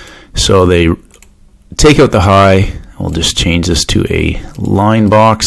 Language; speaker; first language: English; native; English